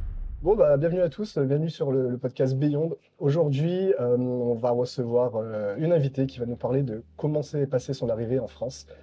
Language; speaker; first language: French; native; French